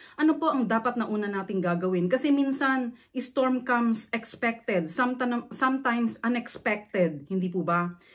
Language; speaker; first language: Filipino; native; Filipino